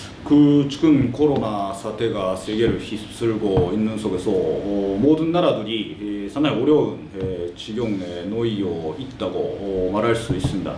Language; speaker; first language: Korean; early bilingual, heritage; Korean